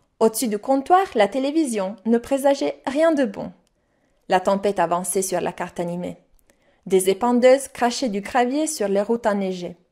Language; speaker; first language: French; non-native, fluent; Italian